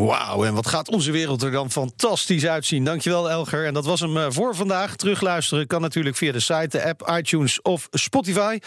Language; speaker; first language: Dutch; native; Dutch